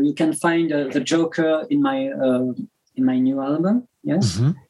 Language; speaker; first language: English; non-native, learner; French